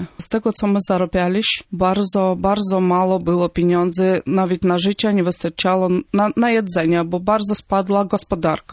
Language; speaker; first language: Polish; non-native, fluent; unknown